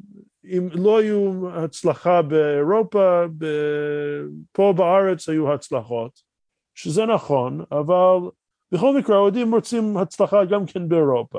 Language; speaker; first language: Hebrew; non-native, fluent; English